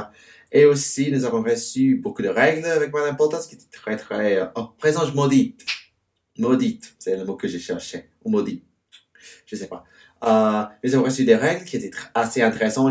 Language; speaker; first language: French; non-native, fluent; English